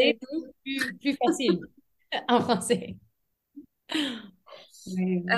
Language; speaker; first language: French; non-native, fluent; English